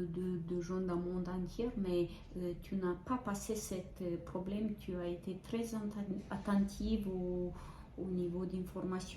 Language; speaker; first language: French; non-native, fluent; Ukrainian